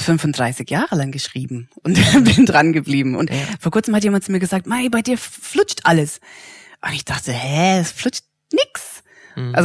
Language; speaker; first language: German; non-native, fluent; English